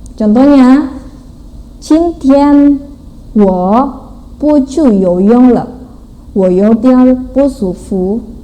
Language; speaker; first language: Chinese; non-native, fluent; Indonesian